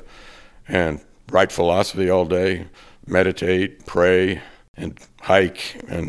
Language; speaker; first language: English; native; English